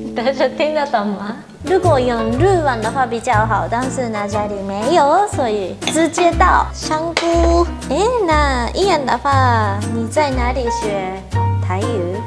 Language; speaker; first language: Chinese; non-native, fluent; Japanese